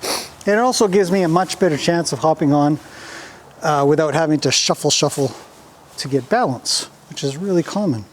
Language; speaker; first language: English; native; English